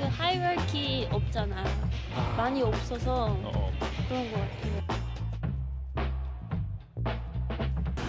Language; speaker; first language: Korean; non-native, learner; Dutch